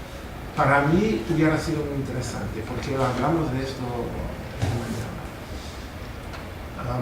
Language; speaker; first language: Spanish; non-native, fluent; German